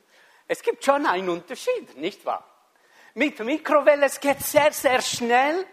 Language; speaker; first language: German; non-native, fluent; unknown